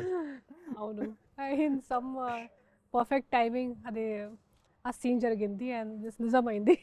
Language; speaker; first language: Telugu; non-native, fluent; Hindi